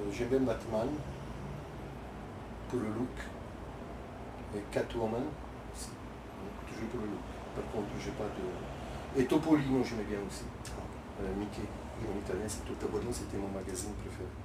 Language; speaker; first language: French; non-native, fluent; Italian